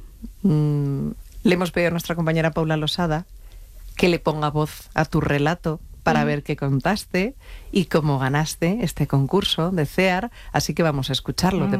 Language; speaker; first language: Spanish; native; Spanish